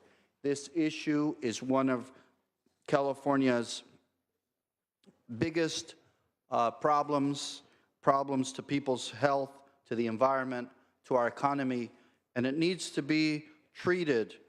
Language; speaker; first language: English; native; English